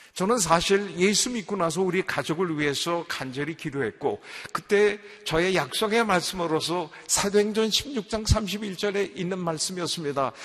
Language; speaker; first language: Korean; native; Korean